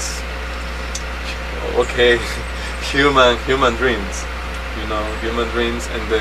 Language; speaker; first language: English; non-native, learner; Spanish